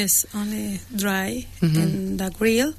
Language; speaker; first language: English; non-native, learner; Spanish